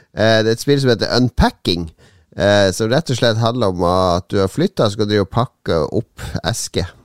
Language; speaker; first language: Norwegian; native; Norwegian